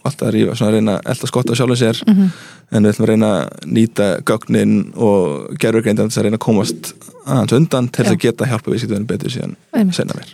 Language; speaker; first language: Icelandic; early bilingual, heritage; Icelandic